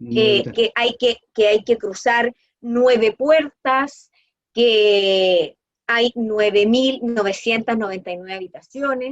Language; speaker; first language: Spanish; native; Spanish